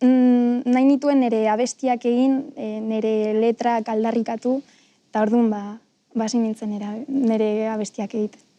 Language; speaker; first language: Basque; non-native, local second language; Spanish